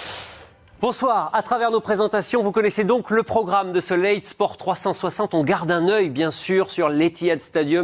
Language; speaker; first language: French; native; French